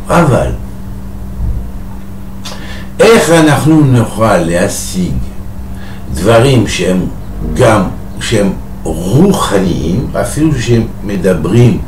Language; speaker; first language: Hebrew; non-native, fluent; French